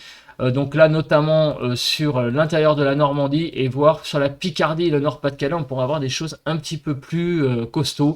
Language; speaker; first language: French; native; French